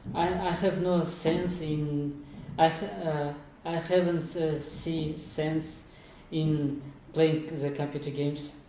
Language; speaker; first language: English; non-native, learner; Kazakh